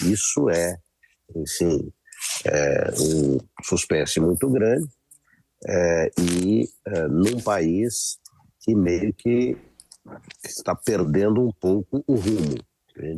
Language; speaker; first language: Portuguese; native; Portuguese